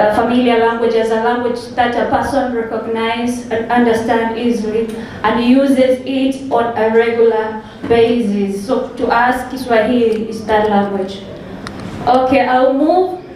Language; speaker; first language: English; non-native, local second language; Swahili